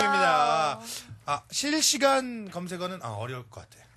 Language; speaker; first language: Korean; native; Korean